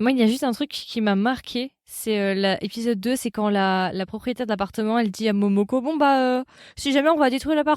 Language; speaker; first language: French; native; French